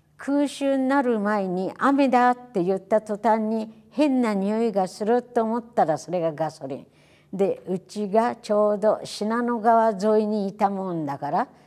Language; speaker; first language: Japanese; native; Japanese